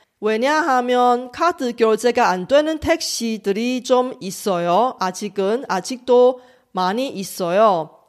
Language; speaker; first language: Korean; non-native, fluent; Chinese